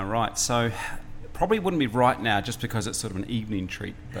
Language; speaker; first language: English; native; English